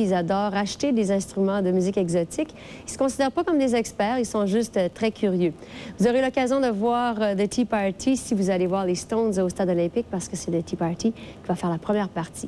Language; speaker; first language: French; native; French